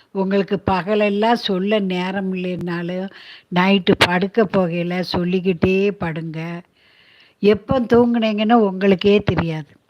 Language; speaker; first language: Tamil; native; Tamil